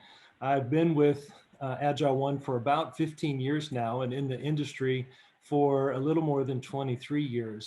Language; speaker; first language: English; native; English